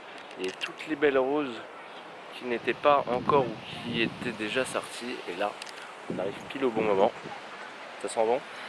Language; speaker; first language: French; native; French